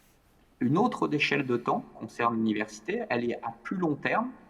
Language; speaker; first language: French; native; French